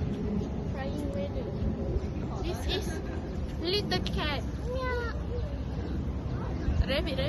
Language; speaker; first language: English; non-native, local second language; Malay